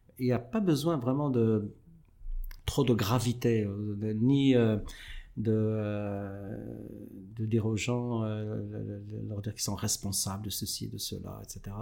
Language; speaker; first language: French; non-native, local second language; Arabic